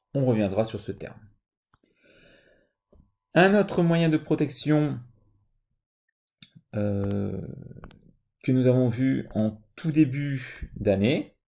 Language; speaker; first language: French; native; French